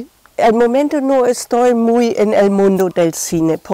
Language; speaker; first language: Spanish; non-native, fluent; German